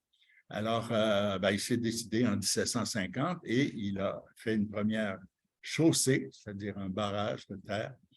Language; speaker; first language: French; native; French